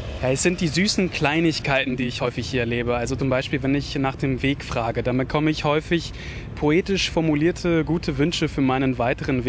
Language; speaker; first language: German; native; German